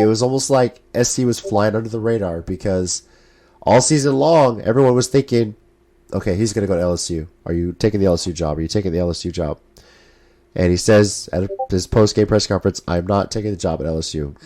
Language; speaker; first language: English; native; English